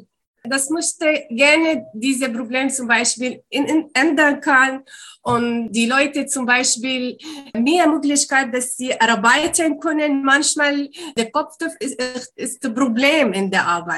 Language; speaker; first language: German; non-native, learner; Arabic